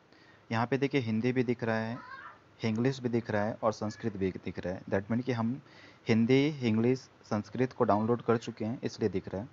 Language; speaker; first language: Hindi; native; Hindi